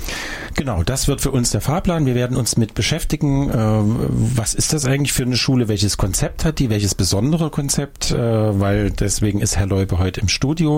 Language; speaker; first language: German; native; German